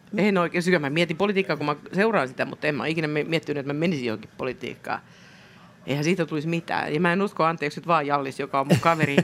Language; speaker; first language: Finnish; native; Finnish